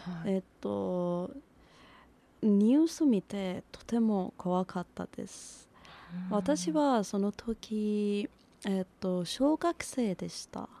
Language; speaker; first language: Japanese; non-native, learner; Persian